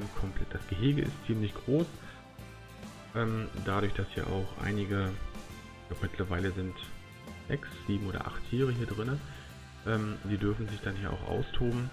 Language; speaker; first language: German; native; German